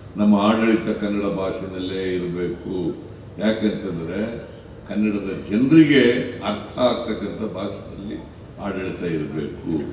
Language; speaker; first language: Kannada; native; Kannada